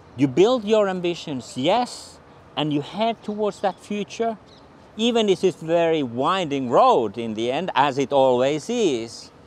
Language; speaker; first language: English; non-native, fluent; Finnish